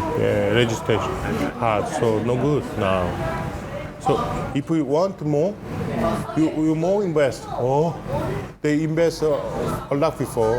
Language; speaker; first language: English; non-native, learner; Korean